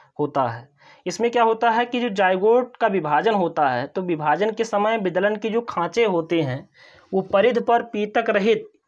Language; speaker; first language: Hindi; native; Hindi